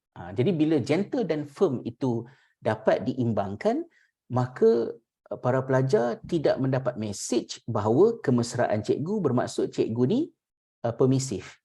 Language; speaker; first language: Malay; native; Malay